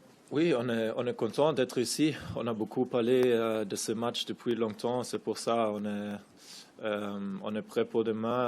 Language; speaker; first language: French; non-native, fluent; German